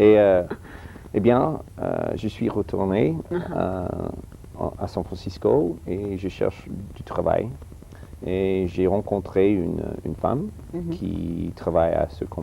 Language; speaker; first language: French; early bilingual, heritage; English